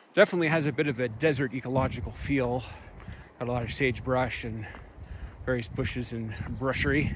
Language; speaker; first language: English; native; English